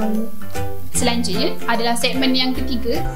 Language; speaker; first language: Malay; native; Malay